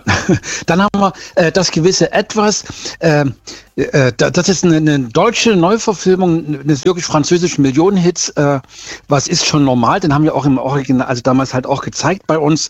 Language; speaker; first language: German; native; German